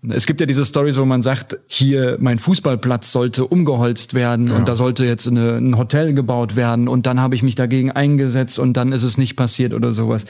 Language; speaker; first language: German; early bilingual, other home language; Turkish